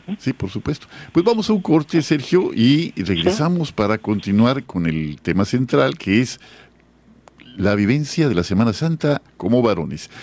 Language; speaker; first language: Spanish; native; Spanish